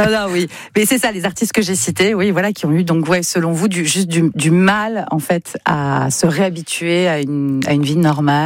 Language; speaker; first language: French; native; French